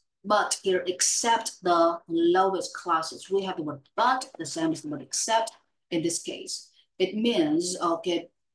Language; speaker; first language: English; non-native, fluent; Vietnamese